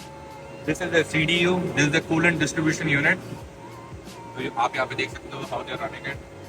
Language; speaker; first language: English; non-native, local second language; Hindi